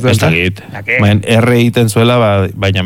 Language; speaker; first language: Basque; native; Basque